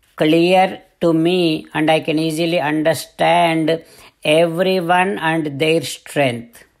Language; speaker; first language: English; non-native, local second language; Telugu